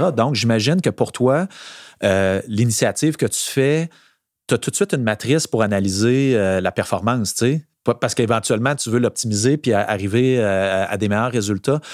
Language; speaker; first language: French; native; French